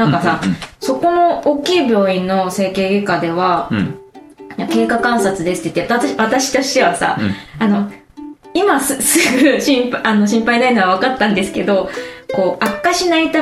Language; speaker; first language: Japanese; native; Japanese